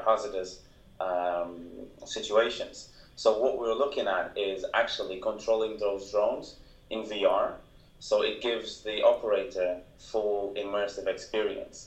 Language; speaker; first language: English; non-native, fluent; Portuguese